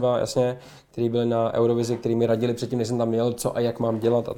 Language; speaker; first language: Czech; native; Czech